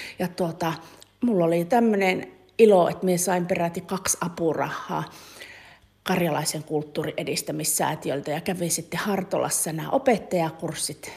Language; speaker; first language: Finnish; native; Finnish